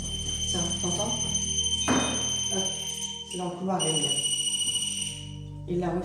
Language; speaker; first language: French; native; French